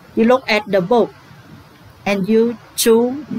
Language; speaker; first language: English; non-native, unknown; Vietnamese